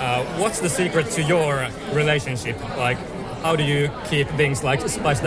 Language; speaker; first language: English; non-native, fluent; Finnish